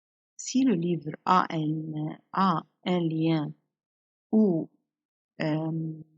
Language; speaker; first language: French; non-native, fluent; Arabic